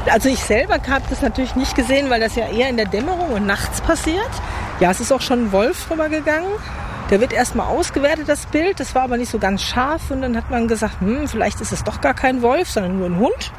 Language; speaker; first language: German; native; German